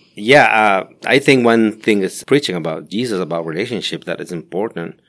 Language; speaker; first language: English; non-native, learner; Spanish